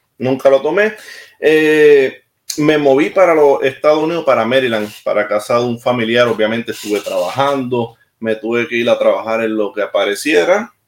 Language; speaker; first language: Spanish; native; Spanish